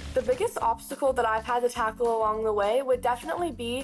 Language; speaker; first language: English; native; English